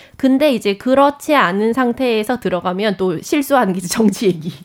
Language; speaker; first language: Korean; native; Korean